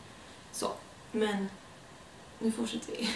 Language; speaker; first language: Swedish; native; Swedish